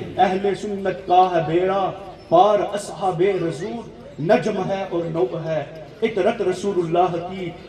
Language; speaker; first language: Urdu; early bilingual, heritage; English